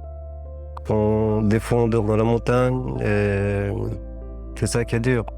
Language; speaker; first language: French; non-native, fluent; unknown